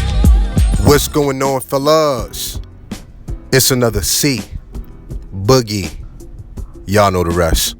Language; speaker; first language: English; native; English